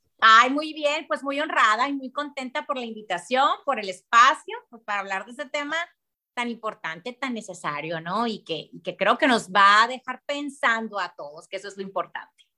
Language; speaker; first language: Spanish; native; Spanish